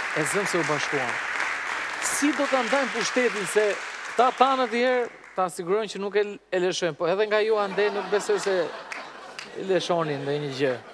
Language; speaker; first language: Albanian; native; Albanian